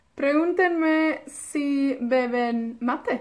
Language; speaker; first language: Spanish; non-native, fluent; Welsh